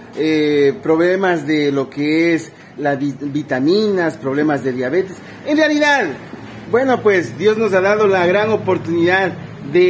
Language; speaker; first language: Spanish; native; Spanish